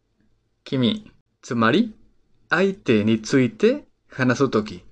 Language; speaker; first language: Japanese; non-native, fluent; Spanish